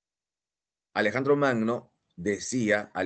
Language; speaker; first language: Spanish; native; Spanish